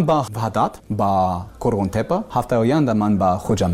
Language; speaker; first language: Persian; non-native, learner; English